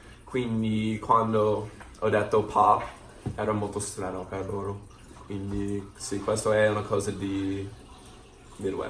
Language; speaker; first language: Italian; non-native, learner; English